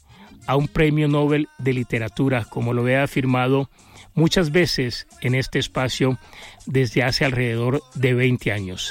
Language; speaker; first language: Spanish; native; Spanish